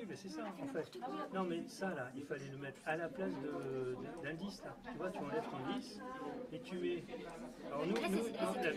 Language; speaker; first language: French; native; French